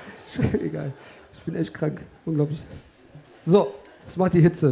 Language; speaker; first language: German; early bilingual, other home language; Turkish